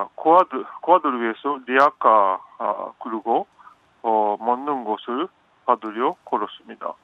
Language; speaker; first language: Korean; non-native, fluent; Japanese